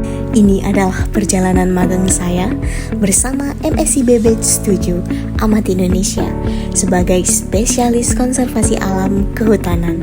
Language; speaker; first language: Indonesian; native; Indonesian